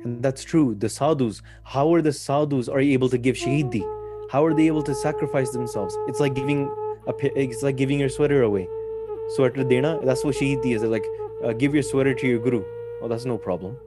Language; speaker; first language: English; early bilingual, other home language; Punjabi